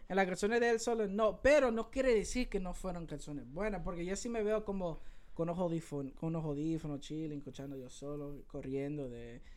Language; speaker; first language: Spanish; early bilingual, heritage; Spanish